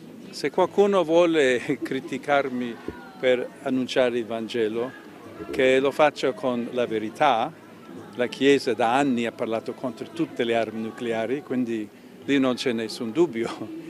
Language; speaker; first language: Italian; non-native, fluent; English